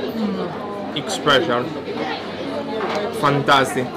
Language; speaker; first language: English; non-native, learner; Italian